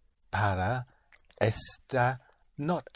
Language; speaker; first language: Spanish; non-native, learner; English